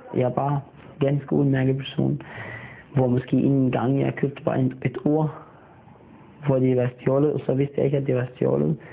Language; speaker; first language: Danish; non-native, fluent; Arabic